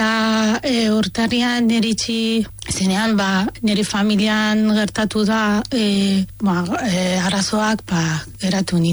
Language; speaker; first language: Basque; non-native, fluent; Arabic